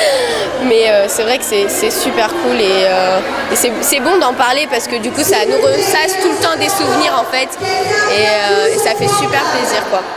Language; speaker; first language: French; native; French